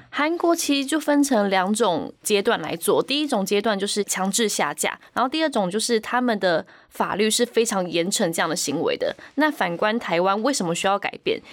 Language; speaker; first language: Chinese; native; Chinese